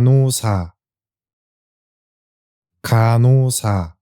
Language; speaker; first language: Korean; native; Korean